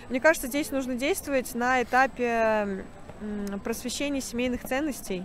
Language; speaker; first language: Russian; native; Russian